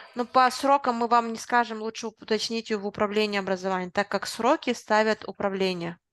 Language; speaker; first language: Russian; non-native, local second language; Kazakh